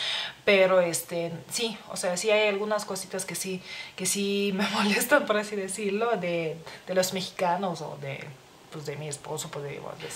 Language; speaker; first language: Spanish; non-native, fluent; Lithuanian